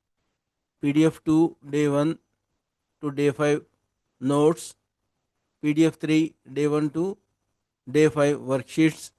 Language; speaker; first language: Telugu; non-native, local second language; Urdu